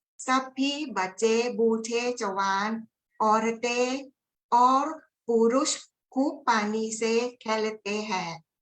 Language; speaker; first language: Hindi; non-native, learner; Thai